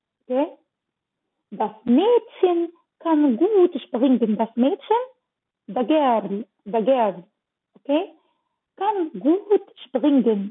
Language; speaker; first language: German; non-native, learner; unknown